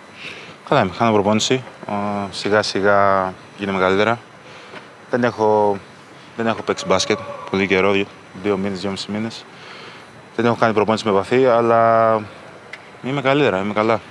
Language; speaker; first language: Greek; early bilingual, other home language; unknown